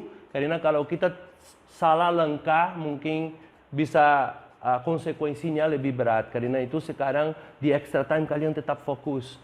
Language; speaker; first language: Indonesian; non-native, fluent; Portuguese